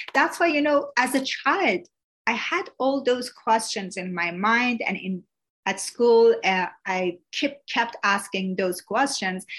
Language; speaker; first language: English; non-native, fluent; Persian